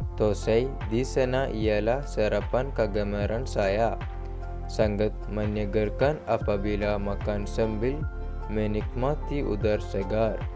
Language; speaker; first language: Malay; non-native, learner; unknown